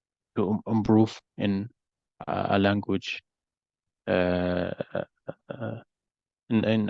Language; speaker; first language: English; non-native, learner; Arabic